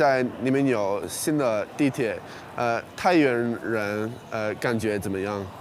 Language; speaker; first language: Chinese; non-native, fluent; English